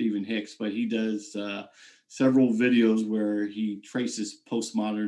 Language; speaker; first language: English; native; English